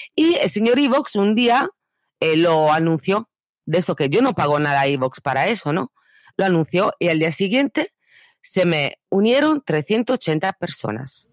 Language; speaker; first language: Spanish; non-native, fluent; Italian